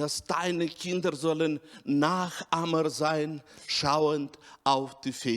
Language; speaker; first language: German; non-native, fluent; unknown